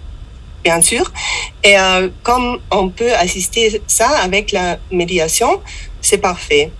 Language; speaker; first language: French; non-native, learner; German